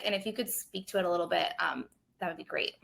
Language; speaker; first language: English; native; English